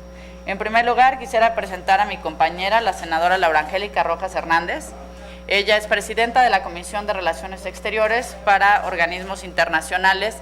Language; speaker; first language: Spanish; native; Spanish